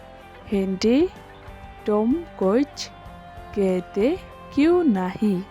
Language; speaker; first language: Hindi; non-native, learner; Khasi